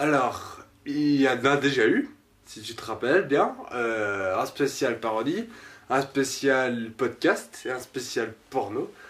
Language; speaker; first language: French; native; French